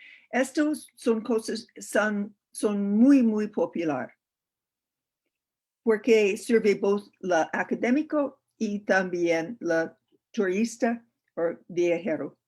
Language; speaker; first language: Spanish; non-native, learner; English